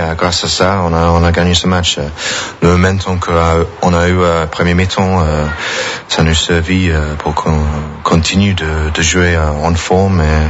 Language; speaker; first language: French; non-native, fluent; English